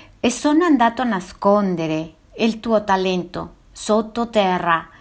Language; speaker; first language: Italian; non-native, fluent; Spanish